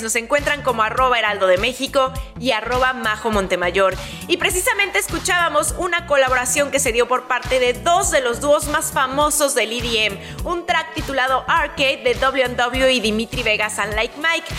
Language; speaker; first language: Spanish; native; Spanish